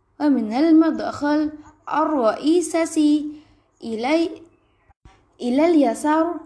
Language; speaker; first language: Arabic; non-native, learner; Indonesian